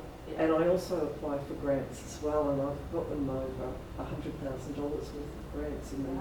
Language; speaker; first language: English; native; English